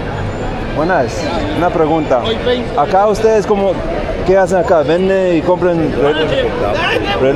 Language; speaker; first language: Spanish; non-native, fluent; English